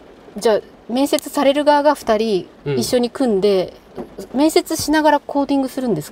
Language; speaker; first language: Japanese; native; Japanese